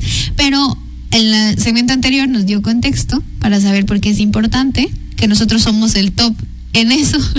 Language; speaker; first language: Spanish; native; Spanish